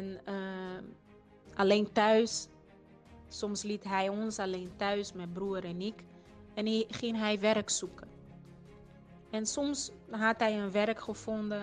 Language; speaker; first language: Dutch; non-native, fluent; Portuguese